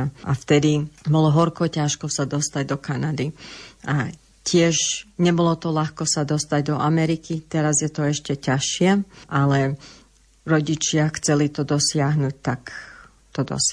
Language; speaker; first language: Slovak; early bilingual, heritage; English